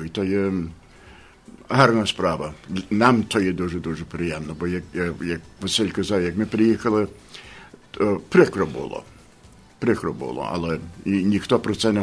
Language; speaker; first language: Ukrainian; early bilingual, heritage; Ukrainian